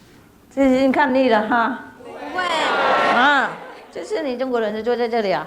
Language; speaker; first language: Chinese; non-native, fluent; Vietnamese